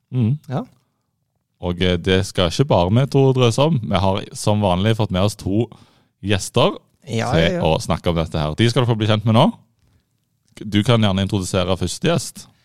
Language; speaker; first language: Norwegian; native; Norwegian